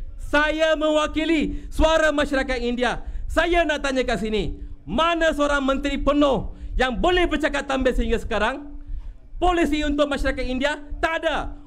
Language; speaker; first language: Malay; non-native, local second language; Tamil